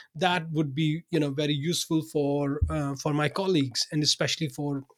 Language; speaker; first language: English; non-native, local second language; Urdu